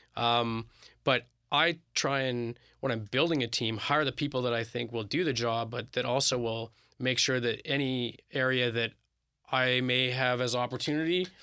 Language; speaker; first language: English; native; English